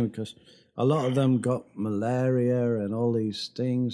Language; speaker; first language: English; native; English